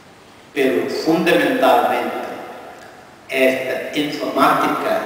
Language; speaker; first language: Spanish; non-native, fluent; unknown